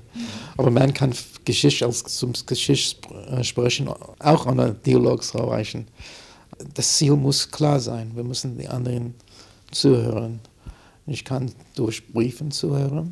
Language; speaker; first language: German; non-native, fluent; English